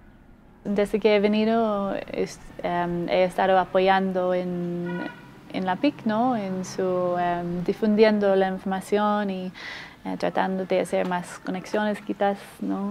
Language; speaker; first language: Spanish; non-native, fluent; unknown